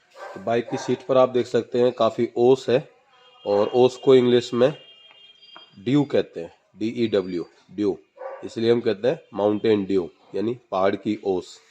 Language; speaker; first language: Hindi; native; Hindi